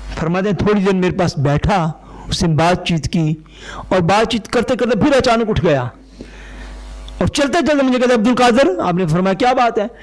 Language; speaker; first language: Urdu; non-native, local second language; Punjabi